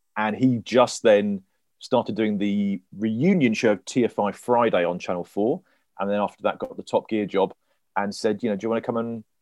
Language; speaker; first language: English; native; English